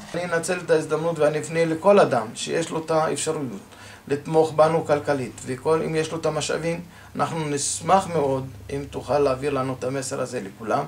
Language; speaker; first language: Hebrew; non-native, local second language; Arabic